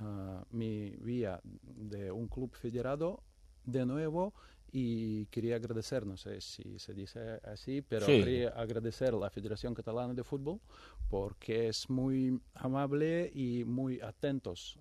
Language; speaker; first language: Spanish; non-native, fluent; Ukrainian